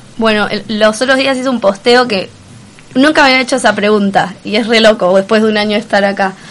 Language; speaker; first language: Spanish; native; Spanish